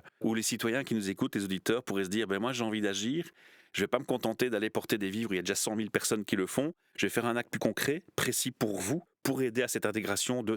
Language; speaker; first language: French; native; French